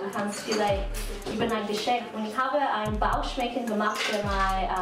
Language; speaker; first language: German; non-native, learner; Cantonese